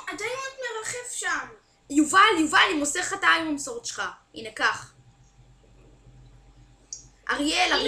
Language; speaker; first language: Hebrew; native; Hebrew